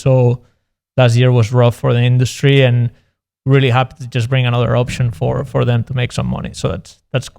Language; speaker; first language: English; non-native, fluent; Spanish